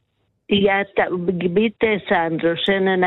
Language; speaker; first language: German; non-native, fluent; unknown